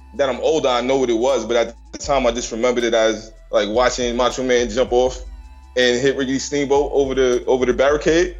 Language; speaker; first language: English; native; English